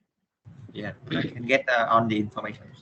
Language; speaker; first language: English; non-native, learner; Vietnamese